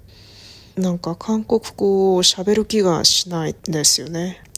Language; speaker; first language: Japanese; non-native, learner; Korean